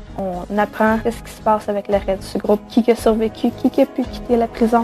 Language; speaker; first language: French; native; French